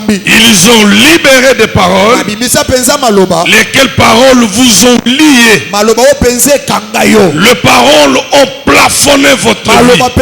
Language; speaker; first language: French; non-native, local second language; Lingala